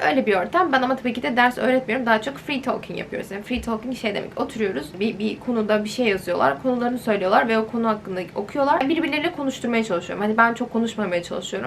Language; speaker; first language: Turkish; native; Turkish